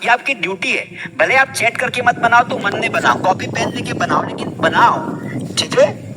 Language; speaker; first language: Hindi; native; Hindi